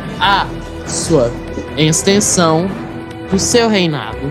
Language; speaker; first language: Portuguese; native; Portuguese